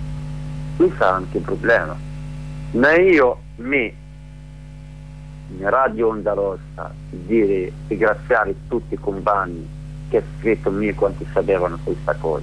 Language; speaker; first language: Italian; non-native, learner; Arabic